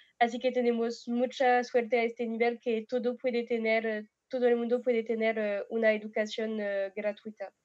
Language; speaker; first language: Spanish; non-native, learner; French